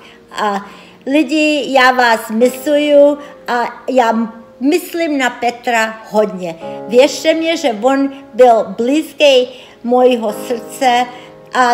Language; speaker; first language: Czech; early bilingual, heritage; Czech